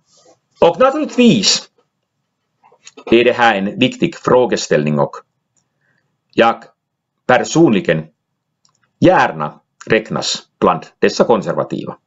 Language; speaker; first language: Swedish; non-native, local second language; Finnish